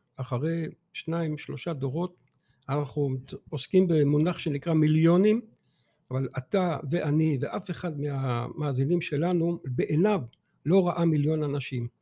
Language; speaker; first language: Hebrew; non-native, fluent; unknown